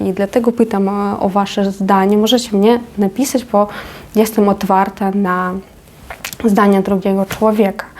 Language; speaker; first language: Polish; non-native, fluent; Ukrainian